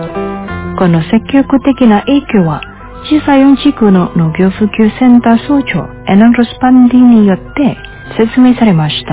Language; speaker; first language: Japanese; non-native, fluent; Indonesian